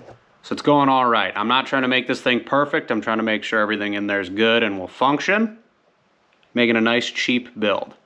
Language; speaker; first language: English; native; English